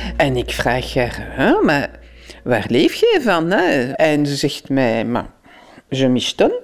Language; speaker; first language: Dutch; non-native, local second language; French